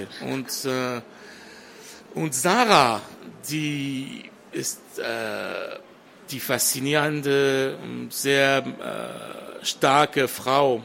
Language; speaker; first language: German; non-native, fluent; French